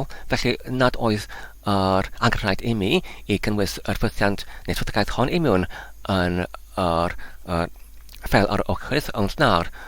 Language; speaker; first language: Welsh; non-native, learner; English